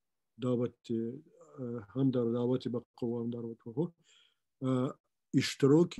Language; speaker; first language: Persian; non-native, local second language; Shughni